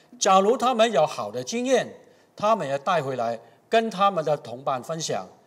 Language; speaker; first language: Chinese; non-native, local second language; Cantonese